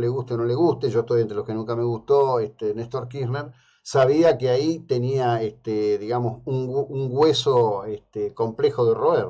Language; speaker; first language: Spanish; native; Spanish